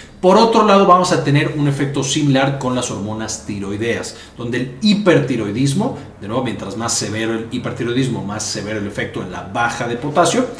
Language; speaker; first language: Spanish; native; Spanish